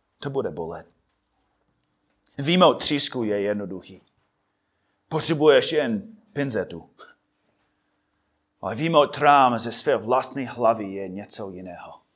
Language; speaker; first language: Czech; non-native, fluent; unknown